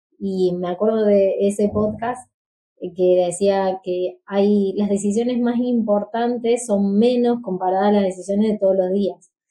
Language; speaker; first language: Spanish; native; Spanish